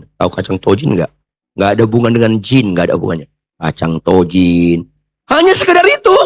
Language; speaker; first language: Indonesian; native; Indonesian